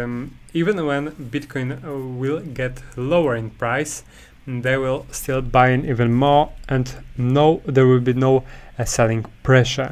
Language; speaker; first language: English; non-native, fluent; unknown